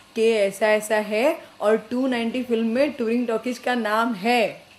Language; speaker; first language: Hindi; non-native, local second language; Marathi